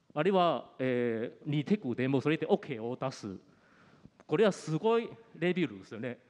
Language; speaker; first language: Japanese; non-native, fluent; Malay